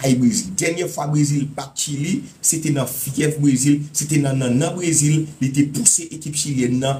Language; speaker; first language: French; non-native, local second language; Haitian Creole